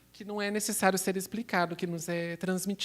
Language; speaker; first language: Portuguese; native; Portuguese